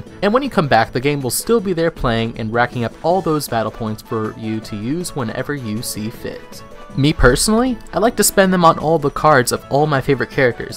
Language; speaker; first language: English; native; English